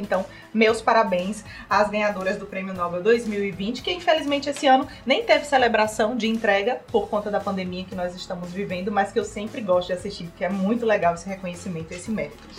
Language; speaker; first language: Portuguese; native; Portuguese